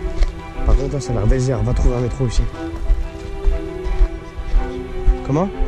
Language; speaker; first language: French; native; French